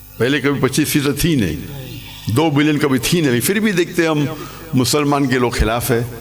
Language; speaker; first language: Urdu; non-native, local second language; English